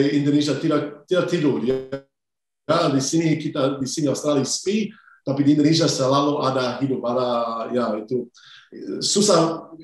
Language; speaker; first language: Indonesian; non-native, fluent; English